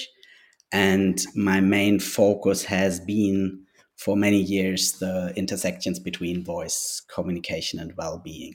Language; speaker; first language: English; non-native, fluent; German